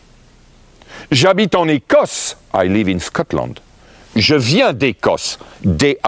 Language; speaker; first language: French; native; French